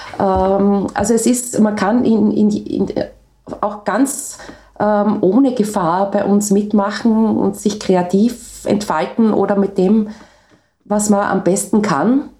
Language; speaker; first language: German; native; German